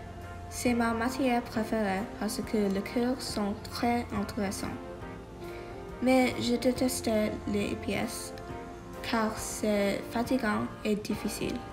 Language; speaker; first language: French; non-native, learner; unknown